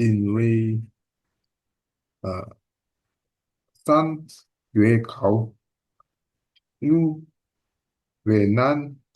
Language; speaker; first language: Chinese; non-native, learner; Indonesian